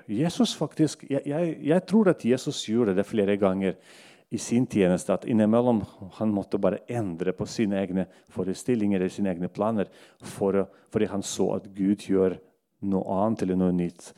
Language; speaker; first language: Norwegian; non-native, local second language; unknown